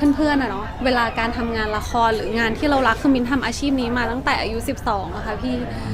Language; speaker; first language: Thai; native; Thai